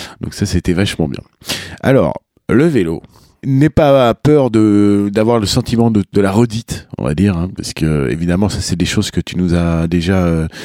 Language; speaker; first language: French; native; French